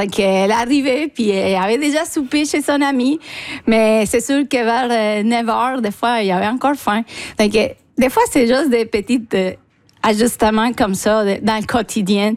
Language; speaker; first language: French; non-native, fluent; Spanish